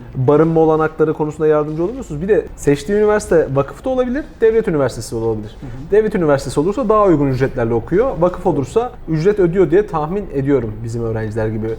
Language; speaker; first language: Turkish; native; Turkish